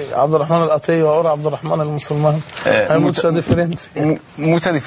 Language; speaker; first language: Spanish; non-native, fluent; Arabic